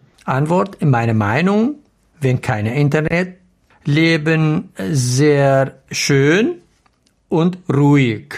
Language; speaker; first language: German; non-native, learner; Arabic